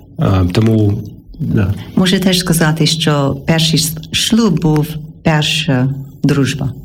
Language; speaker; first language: Ukrainian; non-native, learner; English